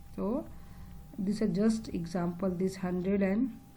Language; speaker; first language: English; non-native, local second language; Hindi